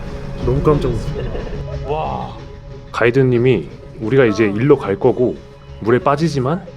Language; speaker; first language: Korean; native; Korean